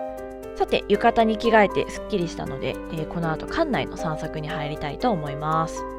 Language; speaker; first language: Japanese; native; Japanese